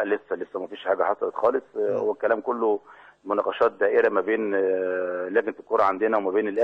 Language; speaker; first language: Arabic; native; Arabic